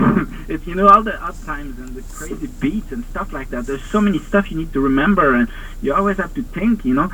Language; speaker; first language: English; native; English